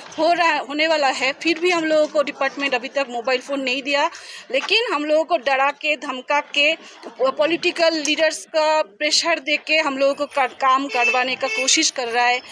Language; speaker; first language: Hindi; non-native, local second language; Bangla